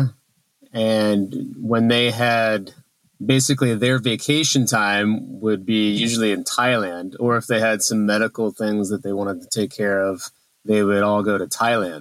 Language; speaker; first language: English; native; English